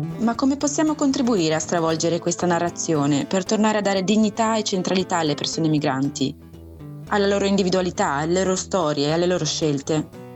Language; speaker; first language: Italian; native; Italian